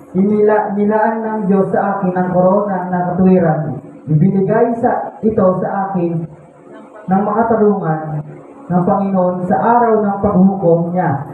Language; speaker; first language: Filipino; native; Filipino